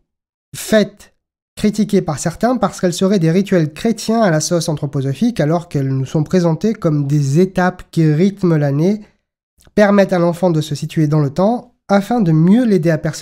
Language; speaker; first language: French; native; French